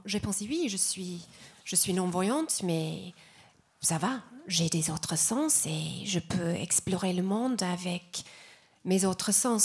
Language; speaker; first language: French; non-native, fluent; English